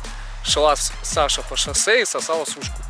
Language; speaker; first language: Russian; native; Russian